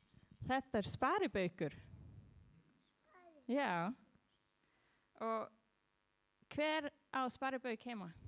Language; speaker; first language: Icelandic; non-native, learner; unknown